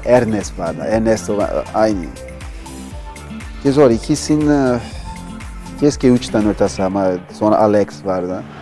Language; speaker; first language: Turkish; non-native, learner; Portuguese